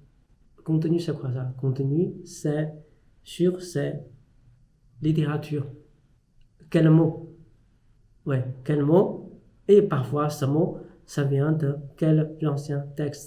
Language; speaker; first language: French; non-native, fluent; Chinese